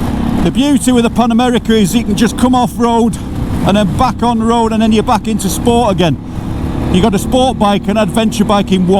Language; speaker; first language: English; native; English